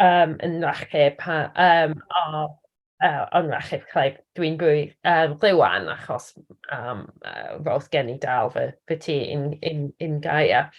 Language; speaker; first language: Welsh; non-native, learner; English